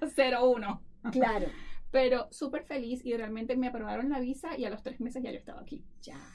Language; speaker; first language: Spanish; native; Spanish